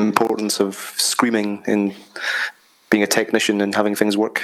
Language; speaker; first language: English; native; English